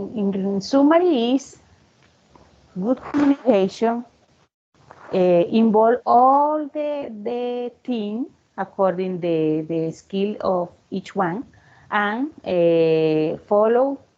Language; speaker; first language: English; non-native, learner; Spanish